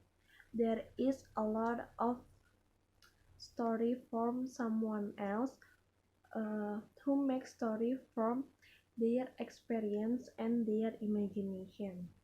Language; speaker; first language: English; non-native, learner; Indonesian